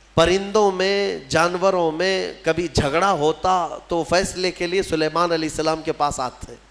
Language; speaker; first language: Urdu; native; Urdu